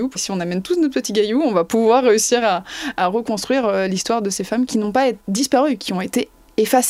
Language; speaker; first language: French; native; French